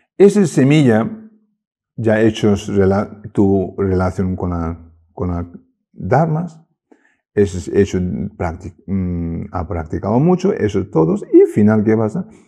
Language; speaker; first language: Spanish; non-native, learner; Tibetan